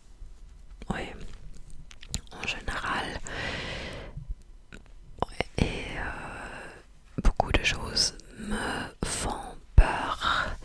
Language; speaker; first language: French; non-native, fluent; English